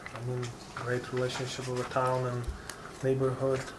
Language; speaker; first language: English; non-native, fluent; Lithuanian